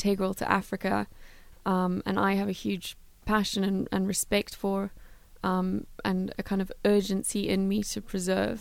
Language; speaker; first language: English; native; English